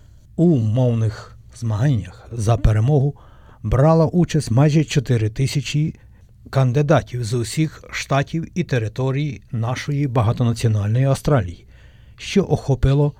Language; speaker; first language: Ukrainian; native; Ukrainian